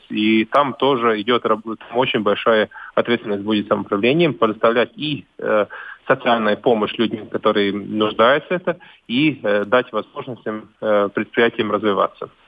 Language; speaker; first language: Russian; non-native, local second language; Latvian